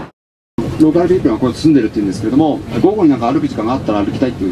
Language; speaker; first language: Japanese; native; Japanese